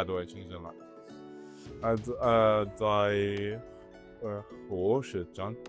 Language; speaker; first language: Chinese; non-native, learner; Arabic